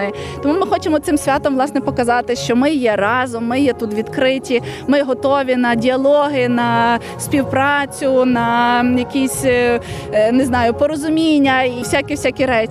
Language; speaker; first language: Ukrainian; native; Ukrainian